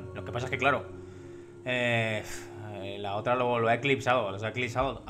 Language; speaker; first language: Spanish; native; Spanish